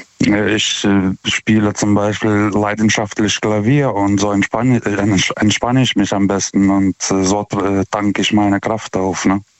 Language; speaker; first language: German; non-native, fluent; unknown